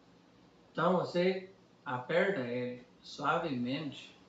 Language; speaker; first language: Portuguese; non-native, fluent; Chinese